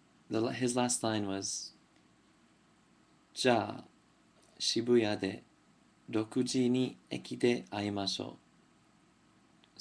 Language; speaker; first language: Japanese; non-native, fluent; English